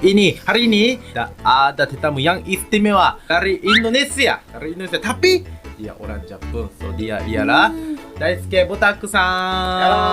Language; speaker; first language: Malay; non-native, learner; Japanese